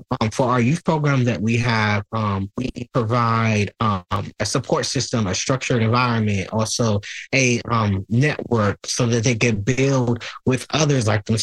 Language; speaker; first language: English; native; English